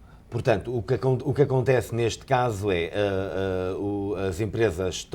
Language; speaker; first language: Portuguese; native; Portuguese